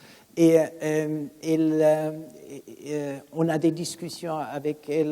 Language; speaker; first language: French; non-native, fluent; German